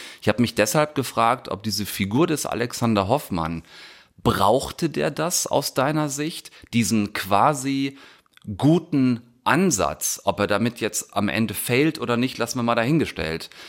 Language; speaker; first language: German; native; German